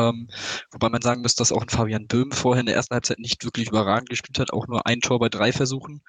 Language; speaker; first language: German; native; German